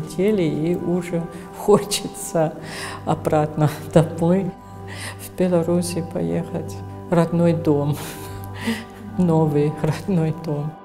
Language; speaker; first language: Russian; non-native, fluent; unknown